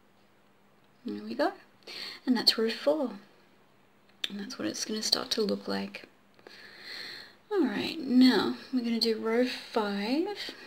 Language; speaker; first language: English; native; English